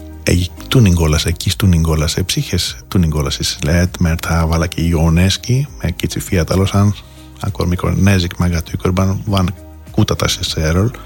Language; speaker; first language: Hungarian; non-native, learner; Greek